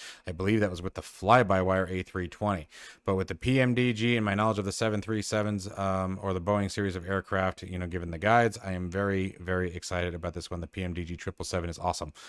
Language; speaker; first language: English; native; English